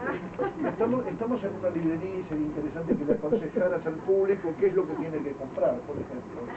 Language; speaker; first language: Spanish; native; Spanish